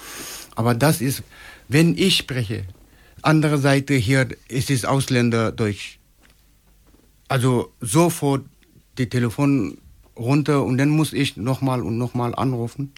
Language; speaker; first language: German; non-native, learner; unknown